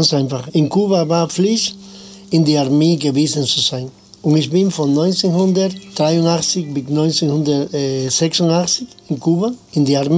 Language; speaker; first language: German; non-native, learner; Spanish